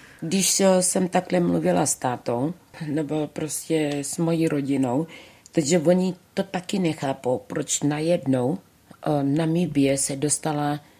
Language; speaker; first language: Czech; early bilingual, other home language; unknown